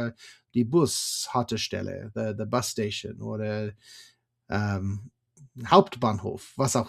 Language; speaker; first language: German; non-native, fluent; English